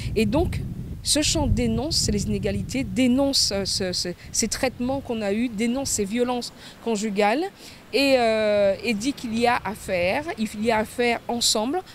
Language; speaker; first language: French; native; French